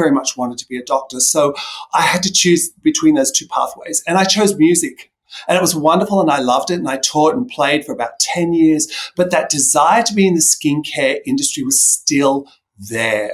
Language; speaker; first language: English; native; English